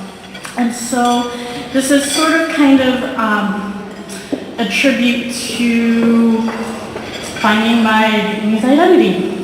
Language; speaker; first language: English; early bilingual, heritage; Vietnamese